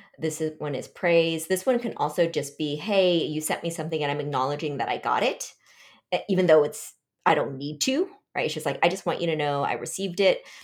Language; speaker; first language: English; early bilingual, other home language; Vietnamese